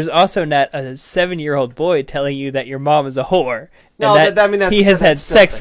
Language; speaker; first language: English; native; English